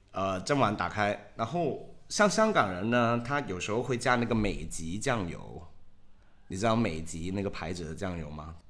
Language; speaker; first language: Chinese; non-native, local second language; Cantonese